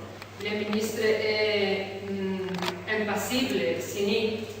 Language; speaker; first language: French; non-native, learner; Spanish